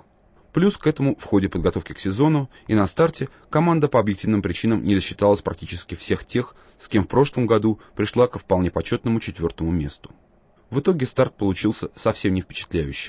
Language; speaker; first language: Russian; native; Russian